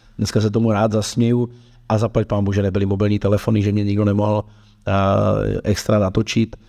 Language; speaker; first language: Czech; native; Czech